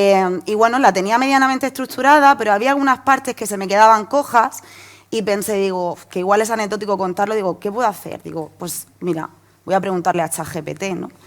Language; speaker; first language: Spanish; native; Spanish